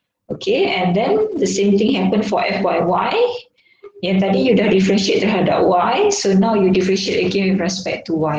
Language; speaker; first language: English; non-native, local second language; Malay